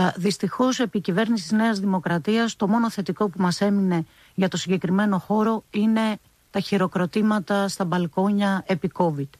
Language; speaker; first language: Greek; native; Greek